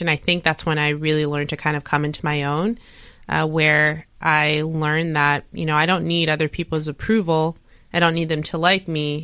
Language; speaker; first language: English; native; English